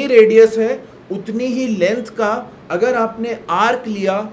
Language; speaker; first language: Hindi; native; Hindi